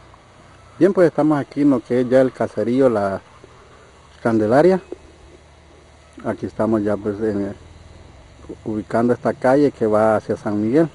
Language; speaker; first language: Spanish; native; Spanish